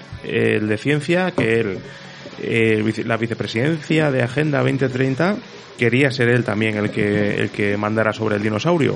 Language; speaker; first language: Spanish; native; Spanish